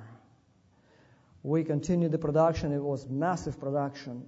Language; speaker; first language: English; non-native, fluent; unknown